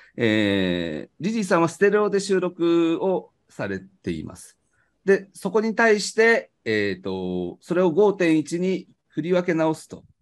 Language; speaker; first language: Japanese; native; Japanese